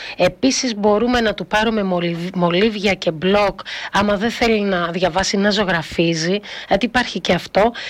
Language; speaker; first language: Greek; early bilingual, heritage; Greek